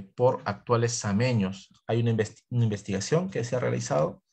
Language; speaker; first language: Spanish; native; Spanish